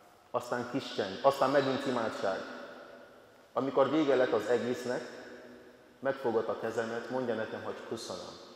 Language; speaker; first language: Hungarian; non-native, fluent; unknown